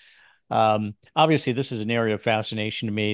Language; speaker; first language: English; native; English